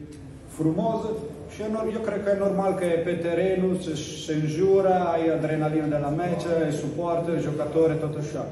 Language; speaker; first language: Romanian; non-native, learner; Italian